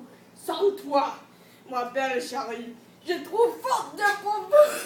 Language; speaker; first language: French; non-native, learner; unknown